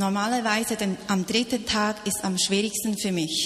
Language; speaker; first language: German; non-native, learner; Cantonese